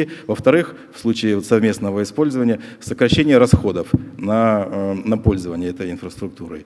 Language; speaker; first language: Russian; native; Russian